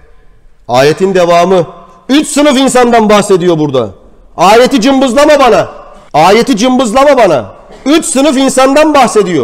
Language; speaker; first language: Turkish; native; Turkish